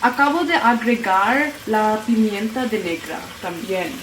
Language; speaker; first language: Spanish; non-native, learner; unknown